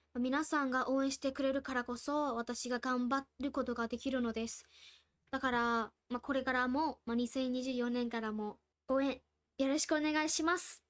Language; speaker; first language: Japanese; non-native, fluent; Burmese